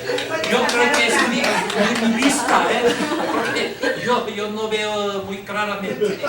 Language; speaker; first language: Spanish; non-native, learner; Chinese